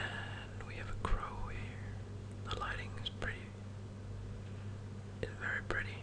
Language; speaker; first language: English; non-native, fluent; Danish